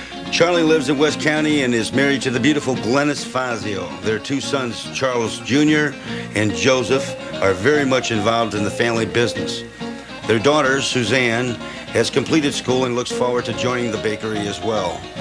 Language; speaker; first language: English; native; English